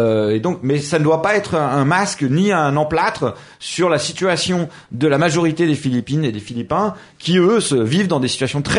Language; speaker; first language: French; native; French